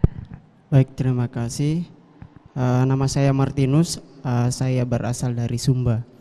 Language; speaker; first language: Indonesian; non-native, local second language; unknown